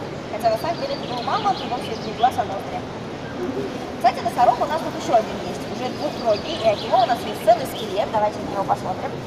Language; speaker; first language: Russian; native; Russian